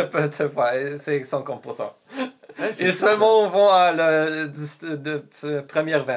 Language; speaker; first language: French; non-native, learner; Polish